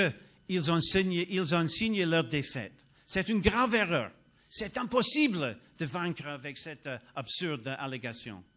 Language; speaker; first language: French; non-native, learner; English